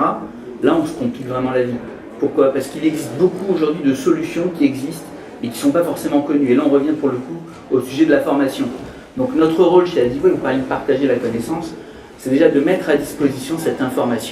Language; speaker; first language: French; native; French